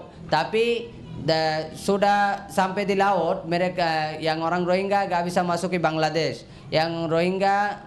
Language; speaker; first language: Indonesian; non-native, learner; Rohingya